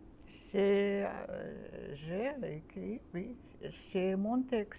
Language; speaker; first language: French; non-native, learner; Russian